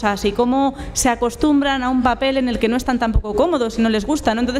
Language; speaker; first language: Spanish; native; Spanish